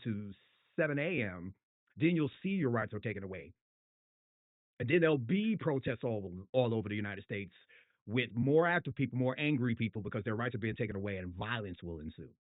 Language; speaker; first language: English; native; English